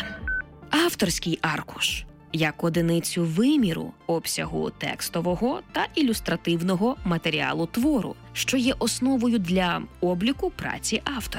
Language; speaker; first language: Ukrainian; native; Ukrainian